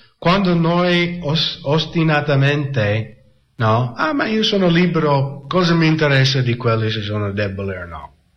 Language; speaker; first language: Italian; non-native, fluent; English